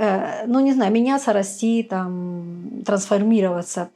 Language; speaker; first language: Russian; native; Russian